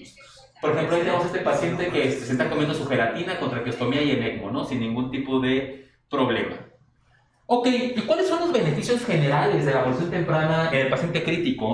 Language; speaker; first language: Spanish; native; Spanish